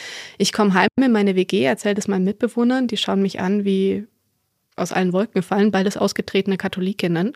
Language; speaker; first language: German; native; German